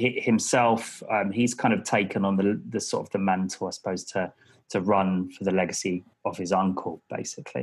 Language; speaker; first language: English; native; English